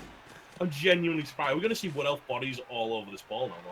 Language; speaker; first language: English; native; English